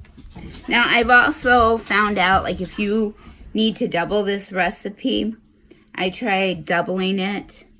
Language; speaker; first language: English; native; English